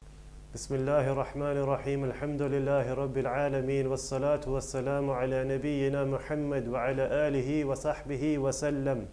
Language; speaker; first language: Arabic; non-native, fluent; English